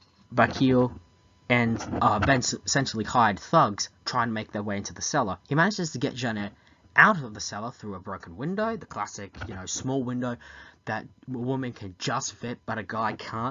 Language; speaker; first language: English; native; English